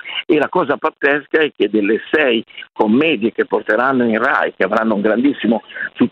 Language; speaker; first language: Italian; native; Italian